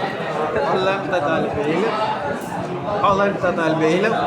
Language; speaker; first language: Arabic; non-native, learner; Urdu